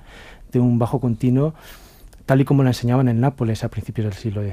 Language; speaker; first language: Spanish; native; Spanish